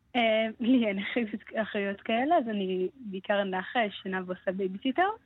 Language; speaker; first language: Hebrew; native; Hebrew